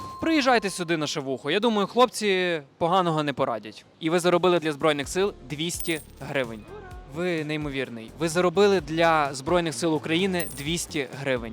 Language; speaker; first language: Ukrainian; native; Ukrainian